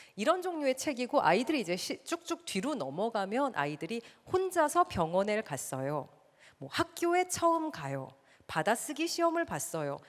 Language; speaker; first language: Korean; native; Korean